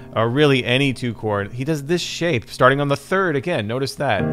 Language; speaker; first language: English; native; English